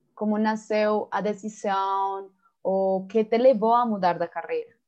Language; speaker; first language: Portuguese; non-native, learner; Spanish